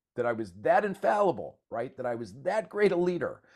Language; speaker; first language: English; native; English